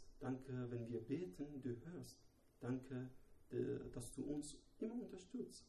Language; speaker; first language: German; non-native, learner; Persian